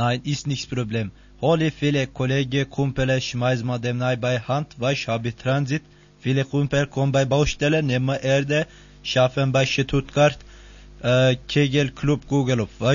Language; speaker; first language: German; non-native, learner; Turkish